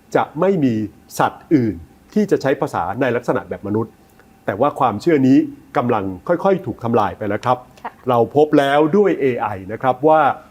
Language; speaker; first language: Thai; native; Thai